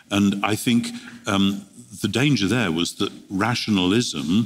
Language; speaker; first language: English; native; English